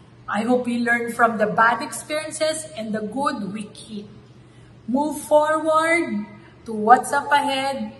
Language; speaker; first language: English; non-native, local second language; Filipino